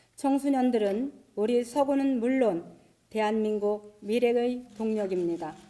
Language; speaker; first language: Korean; native; Korean